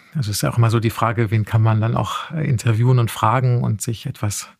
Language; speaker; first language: German; native; German